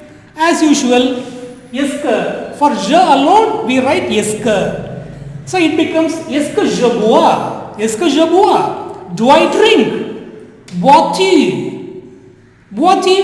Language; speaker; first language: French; non-native, fluent; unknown